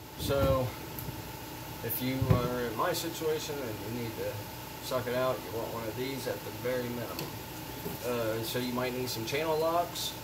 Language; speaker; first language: English; native; English